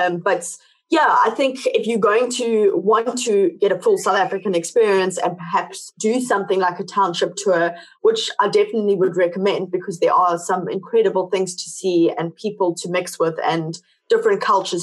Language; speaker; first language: English; native; English